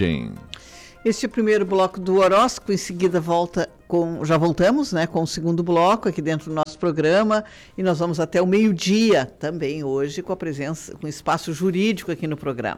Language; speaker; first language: Portuguese; native; Portuguese